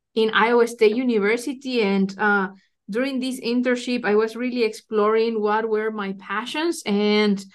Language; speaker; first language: English; non-native, fluent; Spanish